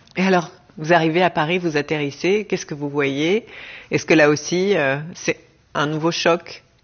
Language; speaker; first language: French; native; French